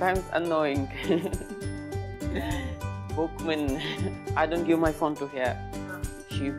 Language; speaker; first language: English; non-native, learner; Ukrainian